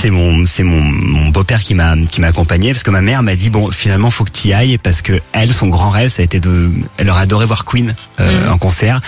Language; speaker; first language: French; native; French